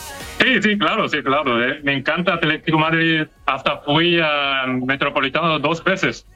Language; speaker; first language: Spanish; non-native, learner; Korean